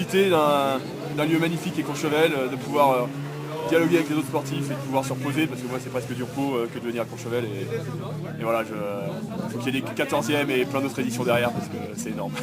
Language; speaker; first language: French; native; French